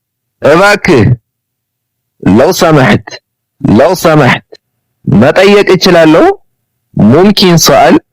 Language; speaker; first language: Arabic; non-native, fluent; Amharic